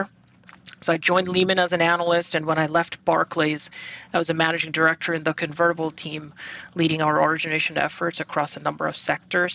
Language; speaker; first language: English; non-native, local second language; Bangla